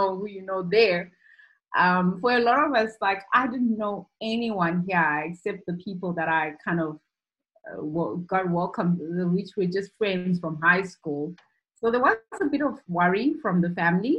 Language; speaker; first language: English; non-native, local second language; Shona